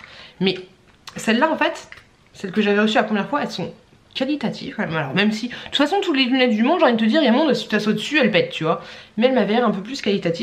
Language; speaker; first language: French; native; French